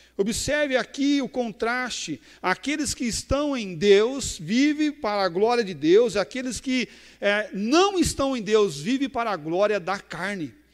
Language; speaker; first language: Portuguese; native; Portuguese